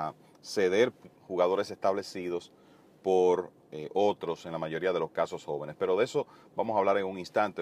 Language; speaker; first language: Spanish; native; Spanish